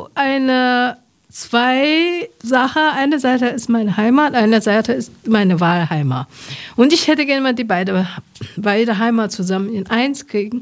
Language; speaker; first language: German; non-native, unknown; Chinese